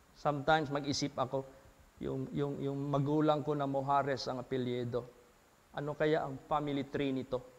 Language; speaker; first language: Filipino; native; Filipino